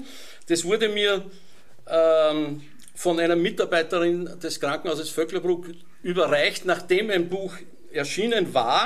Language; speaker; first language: German; native; German